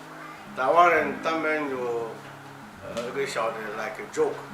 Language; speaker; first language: Chinese; non-native, learner; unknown